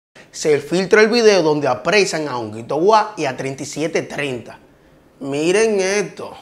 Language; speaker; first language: Spanish; native; Spanish